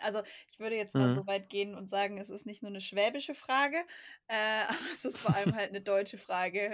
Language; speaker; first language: German; native; German